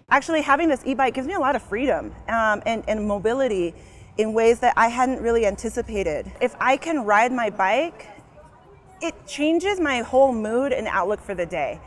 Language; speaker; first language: English; early bilingual, other home language; Spanish